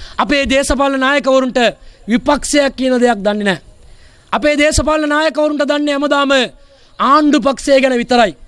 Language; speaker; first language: Sinhala; non-native, local second language; Tamil